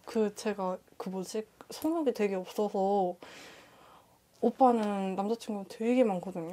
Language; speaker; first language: Korean; native; Korean